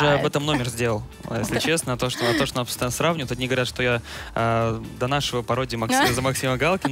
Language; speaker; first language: Russian; native; Russian